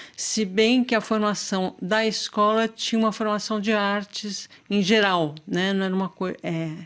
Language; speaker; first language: Portuguese; native; Portuguese